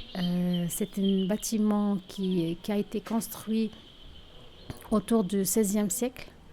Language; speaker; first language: French; non-native, local second language; Arabic